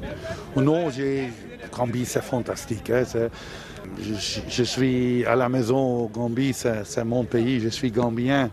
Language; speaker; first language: French; non-native, learner; Dutch